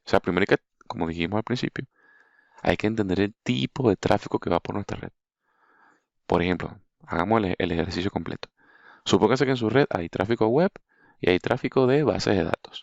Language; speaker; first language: Spanish; native; Spanish